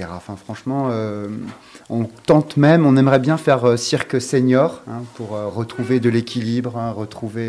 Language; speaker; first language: French; native; French